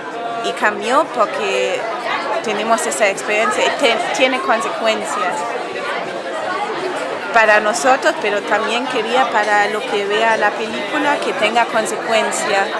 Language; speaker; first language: Spanish; non-native, fluent; German